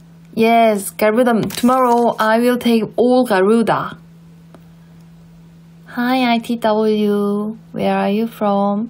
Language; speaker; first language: English; non-native, learner; Korean